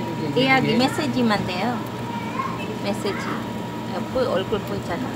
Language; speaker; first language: Korean; non-native, learner; Filipino